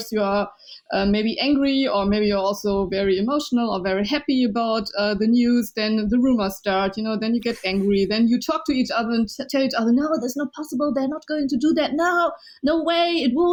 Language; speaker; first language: English; non-native, fluent; Chinese